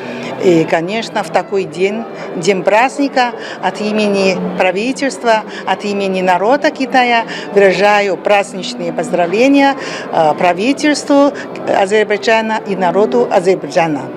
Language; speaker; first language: Russian; non-native, learner; Chinese